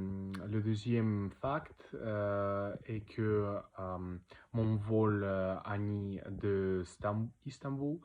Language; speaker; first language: French; non-native, learner; Russian